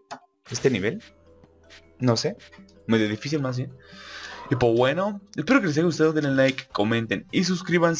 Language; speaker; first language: Spanish; native; Spanish